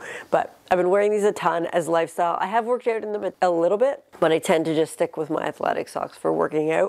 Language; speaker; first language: English; native; English